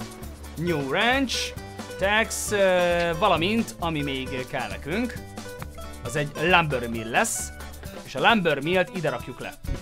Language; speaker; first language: Hungarian; native; Hungarian